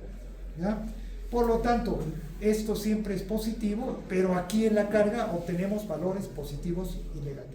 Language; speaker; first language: Spanish; native; Spanish